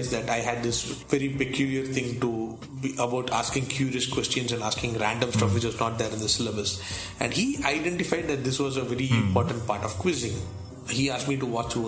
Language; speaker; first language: English; non-native, local second language; Tamil